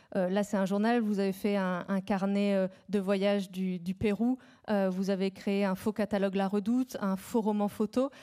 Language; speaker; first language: French; native; French